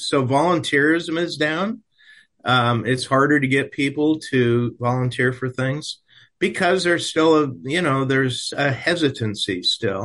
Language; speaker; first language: English; native; English